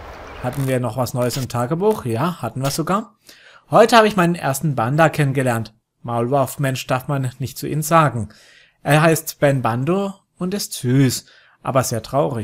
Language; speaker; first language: German; native; German